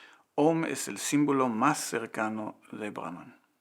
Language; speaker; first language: Spanish; non-native, fluent; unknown